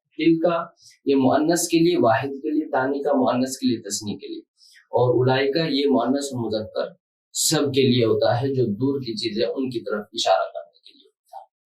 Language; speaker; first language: Urdu; native; Urdu